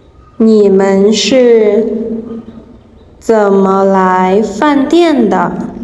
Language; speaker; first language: Chinese; non-native, learner; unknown